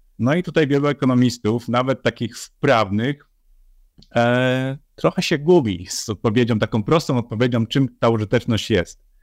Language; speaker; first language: Polish; native; Polish